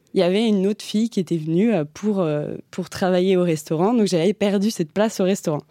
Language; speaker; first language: French; native; French